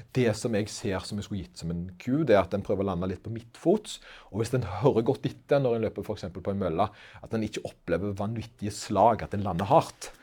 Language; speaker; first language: Norwegian; native; Norwegian